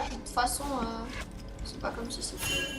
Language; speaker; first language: French; native; French